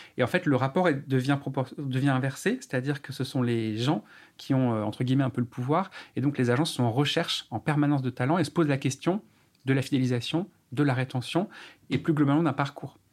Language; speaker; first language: French; native; French